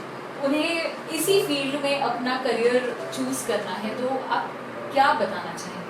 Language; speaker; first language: Hindi; native; Hindi